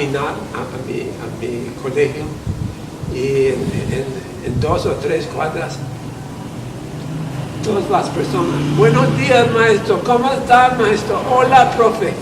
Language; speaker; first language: Spanish; non-native, fluent; English